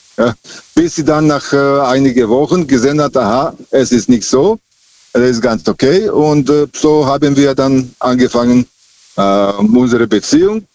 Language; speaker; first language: German; non-native, fluent; Serbian